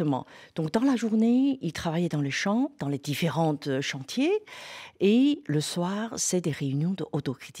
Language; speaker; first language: French; non-native, fluent; Chinese